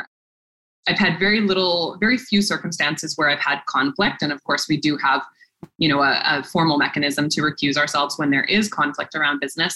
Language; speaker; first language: English; native; English